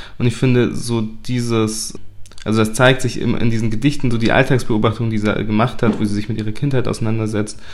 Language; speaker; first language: German; native; German